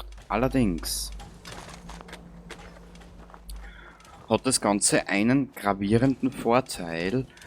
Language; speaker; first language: German; native; German